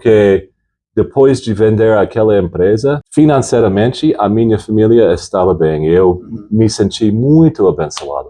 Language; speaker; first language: Portuguese; non-native, fluent; English